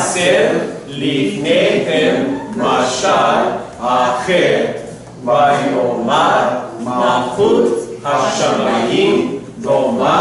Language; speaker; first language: Hebrew; non-native, learner; English